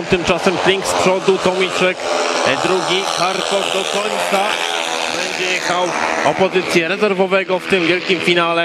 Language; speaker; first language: Polish; native; Polish